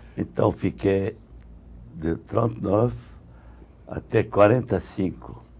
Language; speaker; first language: Portuguese; non-native, fluent; Arabic